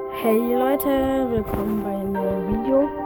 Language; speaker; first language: German; early bilingual, other home language; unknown